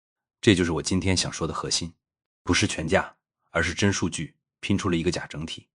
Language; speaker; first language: Chinese; native; Chinese